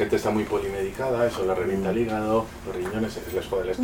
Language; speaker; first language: Spanish; native; Spanish